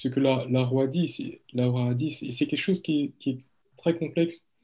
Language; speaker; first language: French; native; French